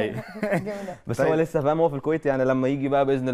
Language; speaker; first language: Arabic; native; Arabic